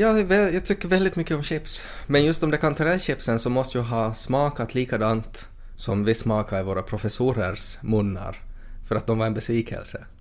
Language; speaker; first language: Swedish; native; Swedish